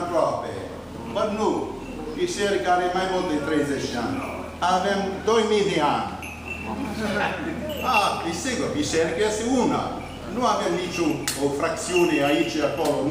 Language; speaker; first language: Romanian; early bilingual, heritage; Romanian